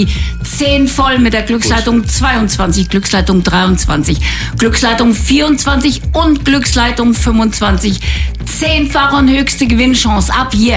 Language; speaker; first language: German; native; German